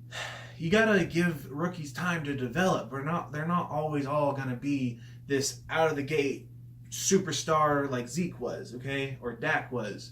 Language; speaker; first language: English; native; English